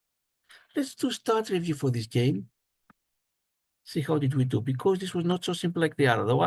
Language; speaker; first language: English; non-native, fluent; Greek